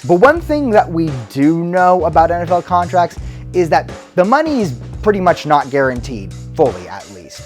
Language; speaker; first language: English; native; English